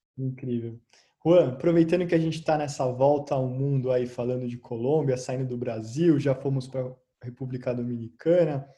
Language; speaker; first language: Portuguese; native; Portuguese